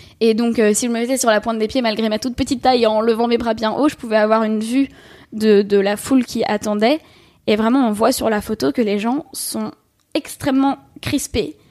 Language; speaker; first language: French; native; French